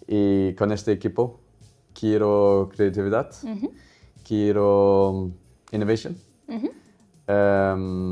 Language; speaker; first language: Spanish; non-native, learner; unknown